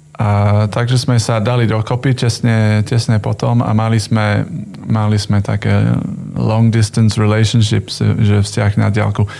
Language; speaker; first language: Slovak; non-native, fluent; English